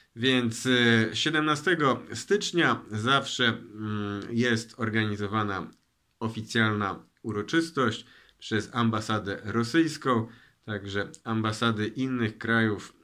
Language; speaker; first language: Polish; native; Polish